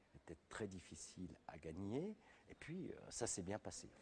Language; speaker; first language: French; native; French